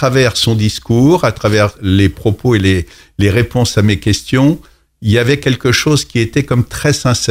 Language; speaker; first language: French; native; French